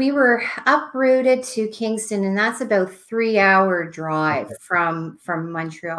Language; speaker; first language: English; native; English